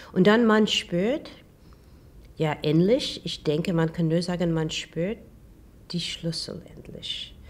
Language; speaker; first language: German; non-native, learner; English